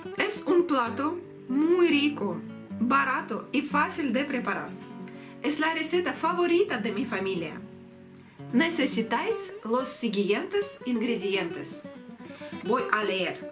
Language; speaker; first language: Spanish; non-native, learner; Russian